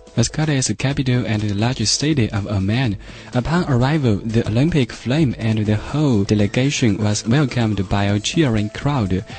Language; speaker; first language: English; non-native, fluent; Chinese